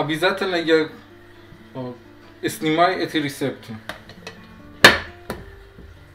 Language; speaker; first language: Russian; non-native, learner; Persian